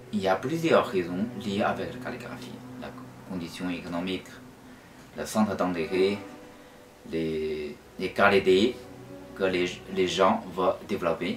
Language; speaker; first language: French; non-native, fluent; Chinese